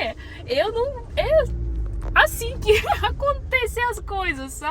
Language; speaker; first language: Portuguese; non-native, learner; Russian